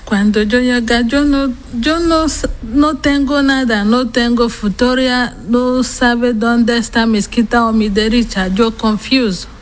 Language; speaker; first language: Spanish; non-native, learner; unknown